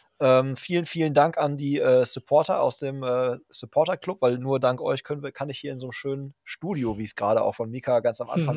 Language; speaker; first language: German; native; German